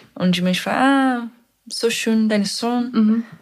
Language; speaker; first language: German; non-native, fluent; Portuguese